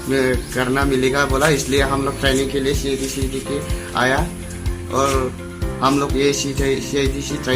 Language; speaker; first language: Hindi; non-native, local second language; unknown